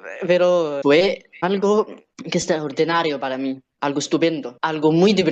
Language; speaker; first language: Spanish; non-native, learner; Arabic